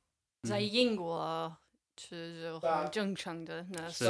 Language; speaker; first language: Chinese; non-native, fluent; English